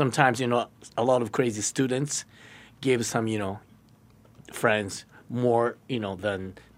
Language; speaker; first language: English; non-native, learner; Japanese